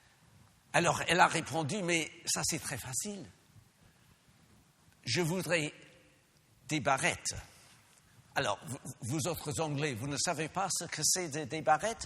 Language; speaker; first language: French; non-native, fluent; English